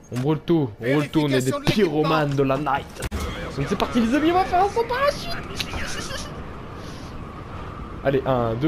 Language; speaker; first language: French; native; French